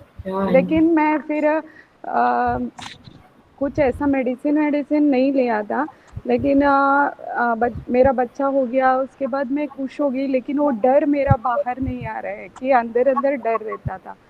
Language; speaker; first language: Hindi; non-native, local second language; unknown